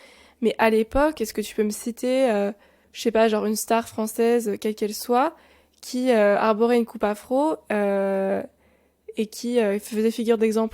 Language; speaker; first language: French; native; French